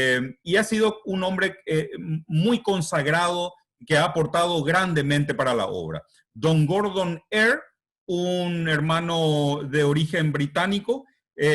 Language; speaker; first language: Spanish; native; Spanish